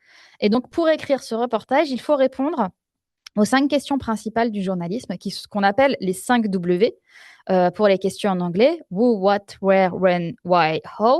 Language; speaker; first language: French; native; French